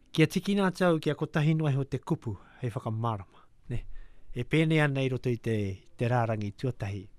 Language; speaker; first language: Māori; native; Māori